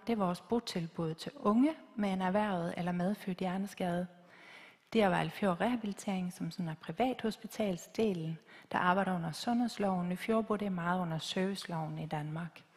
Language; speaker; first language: Danish; native; Danish